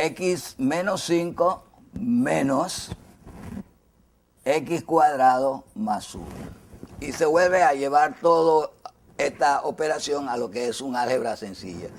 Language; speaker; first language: Spanish; native; Spanish